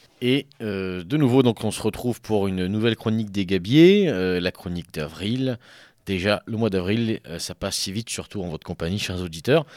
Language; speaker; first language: French; native; French